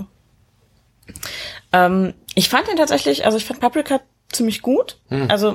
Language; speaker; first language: German; native; German